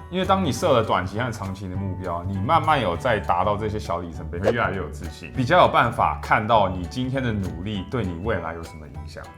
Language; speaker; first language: Chinese; native; Chinese